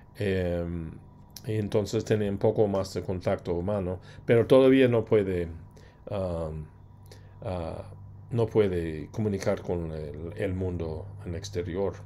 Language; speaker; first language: Spanish; non-native, fluent; English